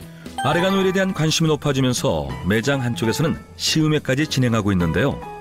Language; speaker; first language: Korean; native; Korean